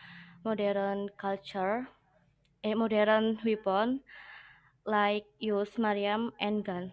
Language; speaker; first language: English; non-native, learner; Indonesian